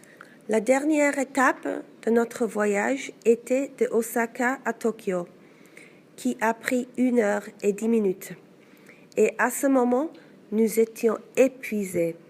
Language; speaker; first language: French; non-native, learner; English